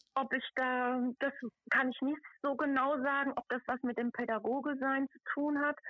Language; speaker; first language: German; native; German